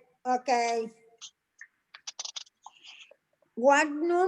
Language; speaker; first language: English; non-native, learner; Spanish